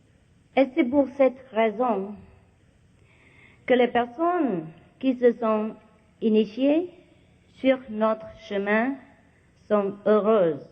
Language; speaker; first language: French; non-native, fluent; Vietnamese